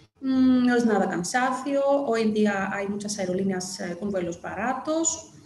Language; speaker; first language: Spanish; non-native, fluent; Greek